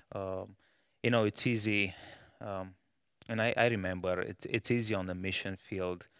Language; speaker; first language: English; non-native, fluent; Romanian